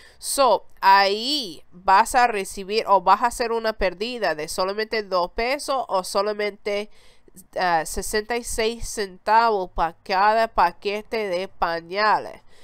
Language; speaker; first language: Spanish; early bilingual, heritage; Spanish